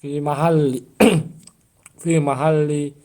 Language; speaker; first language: Arabic; non-native, learner; Indonesian